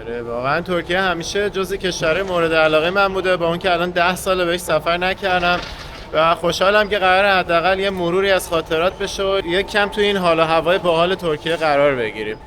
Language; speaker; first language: Persian; native; Persian